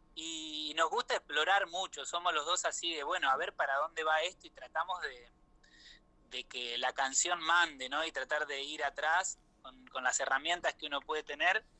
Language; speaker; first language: Spanish; native; Spanish